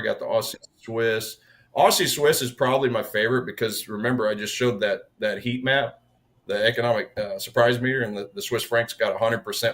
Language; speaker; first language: English; native; English